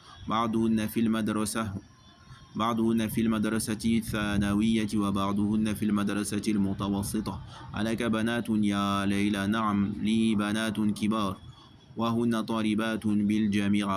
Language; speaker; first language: Arabic; non-native, fluent; French